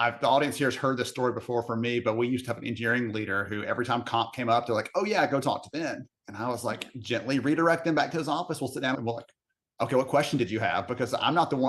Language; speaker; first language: English; native; English